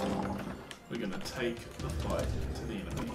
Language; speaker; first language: English; native; English